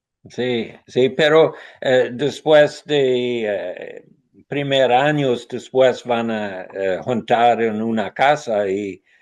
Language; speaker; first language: Spanish; non-native, learner; English